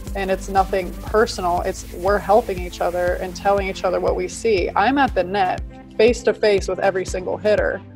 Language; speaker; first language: English; native; English